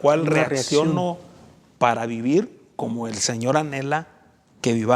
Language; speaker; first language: Spanish; native; Spanish